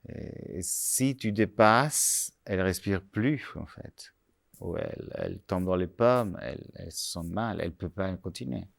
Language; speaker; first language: French; non-native, fluent; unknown